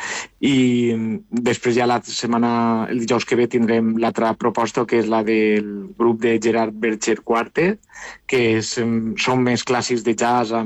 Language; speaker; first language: Catalan; native; Catalan